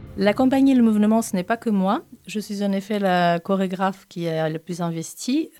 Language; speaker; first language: French; non-native, fluent; Portuguese